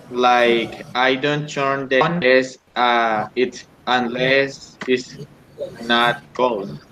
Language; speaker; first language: English; non-native, learner; Spanish